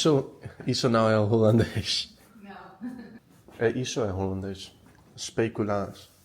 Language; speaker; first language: Portuguese; non-native, learner; Dutch